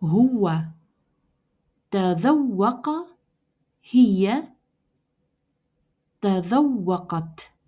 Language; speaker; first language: Arabic; non-native, fluent; Russian